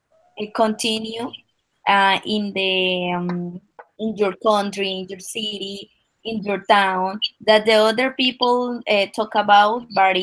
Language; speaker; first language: English; non-native, learner; Spanish